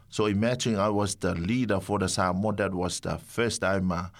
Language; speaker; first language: English; non-native, fluent; Samoan